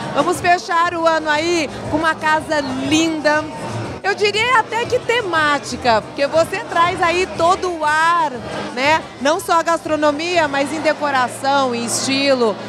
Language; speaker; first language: Portuguese; native; Portuguese